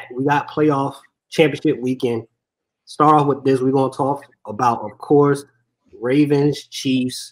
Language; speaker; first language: English; native; English